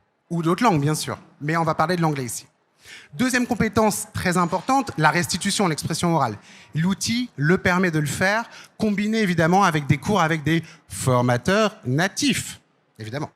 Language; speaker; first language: French; native; French